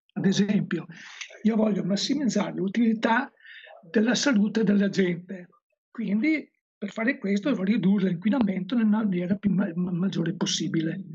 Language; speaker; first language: Italian; native; Italian